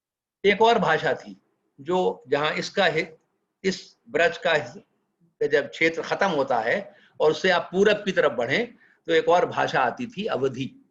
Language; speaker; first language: Hindi; native; Hindi